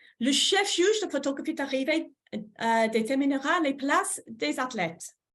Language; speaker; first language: French; non-native, fluent; English